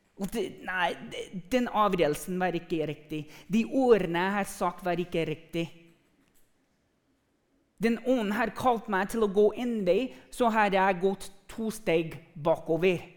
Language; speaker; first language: Norwegian; non-native, fluent; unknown